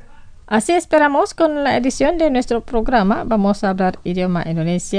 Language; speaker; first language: Spanish; non-native, fluent; Indonesian